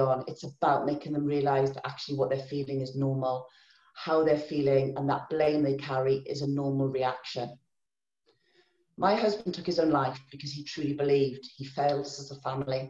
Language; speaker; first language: English; native; English